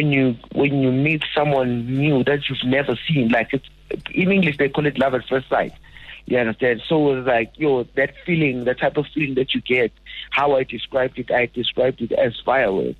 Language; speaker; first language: English; non-native, local second language; Zulu